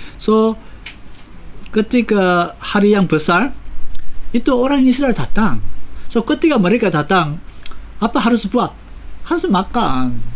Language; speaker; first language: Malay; non-native, fluent; Korean